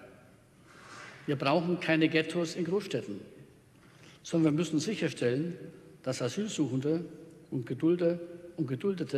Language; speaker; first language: German; native; German